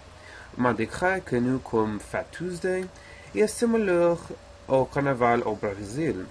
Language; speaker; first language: French; non-native, learner; English